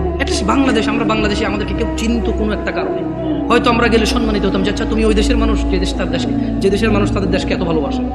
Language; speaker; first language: Bangla; early bilingual, heritage; Bangla